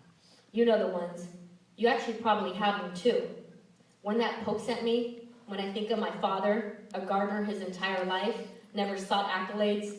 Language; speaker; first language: English; early bilingual, other home language; Spanish